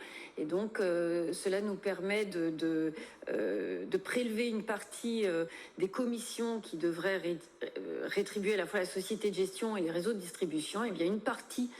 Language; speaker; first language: French; native; French